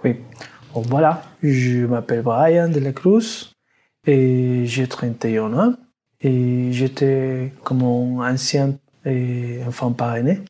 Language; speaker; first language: French; non-native, learner; Spanish